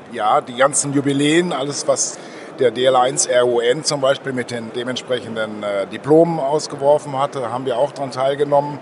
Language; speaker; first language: German; native; German